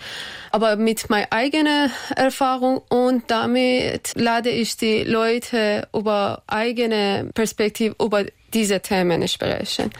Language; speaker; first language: German; non-native, learner; Persian